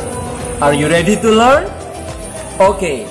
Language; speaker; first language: English; non-native, fluent; Indonesian